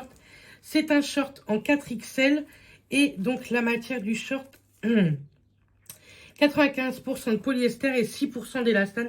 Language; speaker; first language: French; native; French